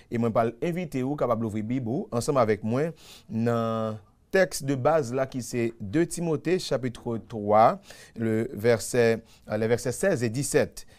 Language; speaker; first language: French; non-native, local second language; Haitian Creole